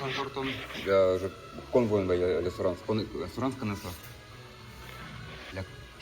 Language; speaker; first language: French; non-native, learner; Russian